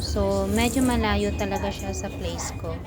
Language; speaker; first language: Filipino; native; Filipino